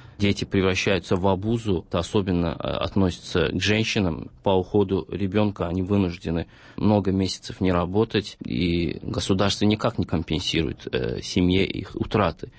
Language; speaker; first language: Russian; non-native, local second language; Azerbaijani